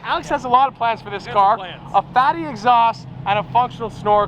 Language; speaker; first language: English; native; English